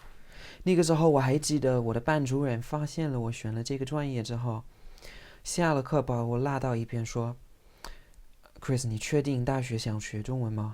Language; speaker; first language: Chinese; non-native, fluent; English